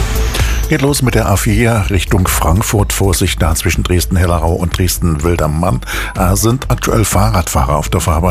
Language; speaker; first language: German; native; German